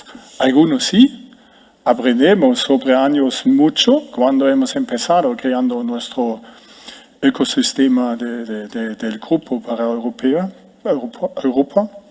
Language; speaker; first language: Spanish; non-native, fluent; German